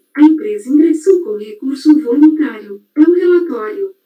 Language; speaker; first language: Portuguese; native; Portuguese